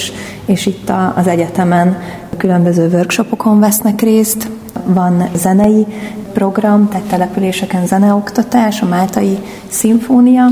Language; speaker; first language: Hungarian; native; Hungarian